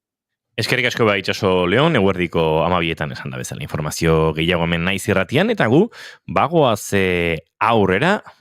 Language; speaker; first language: Basque; native; Basque